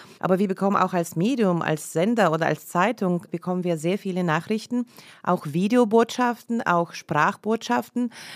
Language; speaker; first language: German; non-native, fluent; Russian